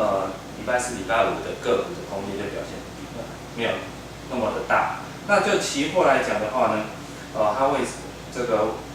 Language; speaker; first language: Chinese; native; Chinese